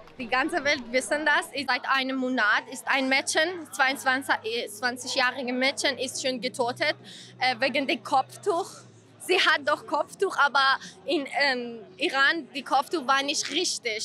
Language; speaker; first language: German; non-native, learner; Persian